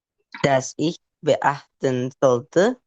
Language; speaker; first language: German; non-native, learner; Indonesian